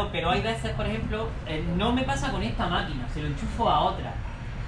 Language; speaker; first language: Spanish; native; Spanish